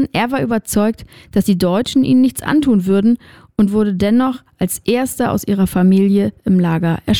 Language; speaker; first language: German; native; German